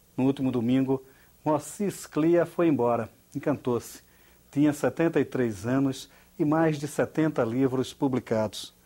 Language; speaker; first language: Portuguese; native; Portuguese